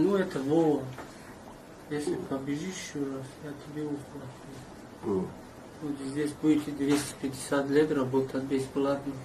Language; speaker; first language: Russian; non-native, learner; Tajik